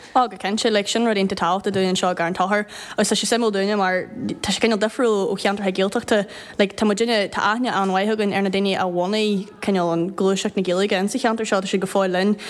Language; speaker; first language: Irish; native; Irish